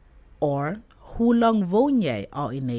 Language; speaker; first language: Dutch; non-native, fluent; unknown